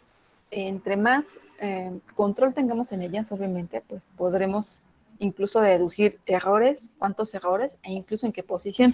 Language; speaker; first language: Spanish; native; Spanish